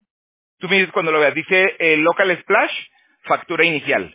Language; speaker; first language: Spanish; native; Spanish